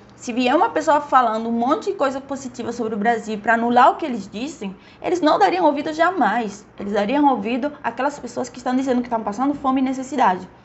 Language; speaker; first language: Portuguese; non-native, fluent; Spanish